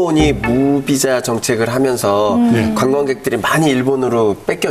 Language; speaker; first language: Korean; native; Korean